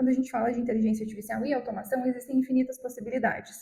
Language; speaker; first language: Portuguese; native; Portuguese